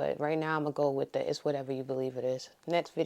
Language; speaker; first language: English; native; English